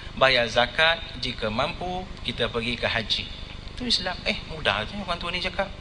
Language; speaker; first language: Malay; non-native, local second language; Tamil